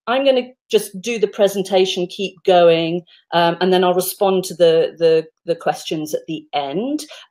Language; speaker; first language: English; native; English